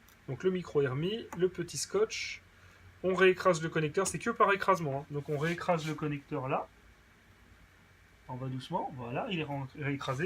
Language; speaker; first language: French; native; French